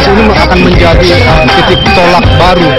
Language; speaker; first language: Indonesian; native; Indonesian